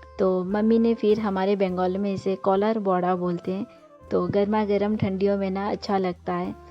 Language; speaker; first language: Hindi; non-native, local second language; Bangla